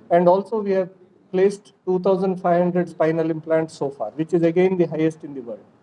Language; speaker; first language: English; non-native, local second language; Kannada